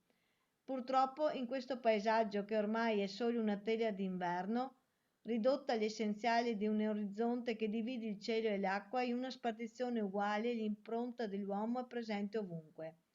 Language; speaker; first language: Italian; native; Italian